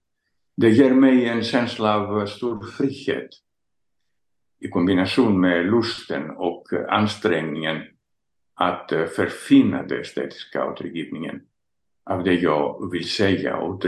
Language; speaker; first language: Swedish; non-native, fluent; Greek